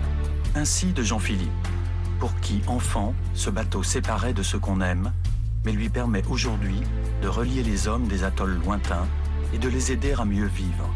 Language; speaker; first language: French; native; French